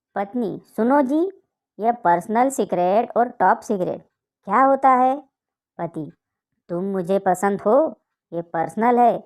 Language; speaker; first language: Hindi; non-native, local second language; Marathi